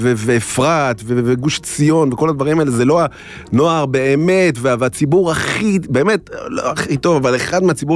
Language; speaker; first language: Hebrew; native; Hebrew